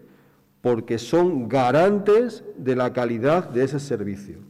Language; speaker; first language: Spanish; native; Spanish